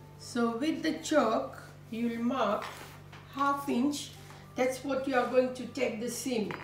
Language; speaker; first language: English; non-native, fluent; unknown